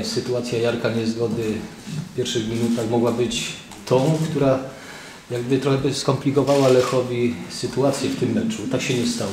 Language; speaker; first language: Polish; native; Polish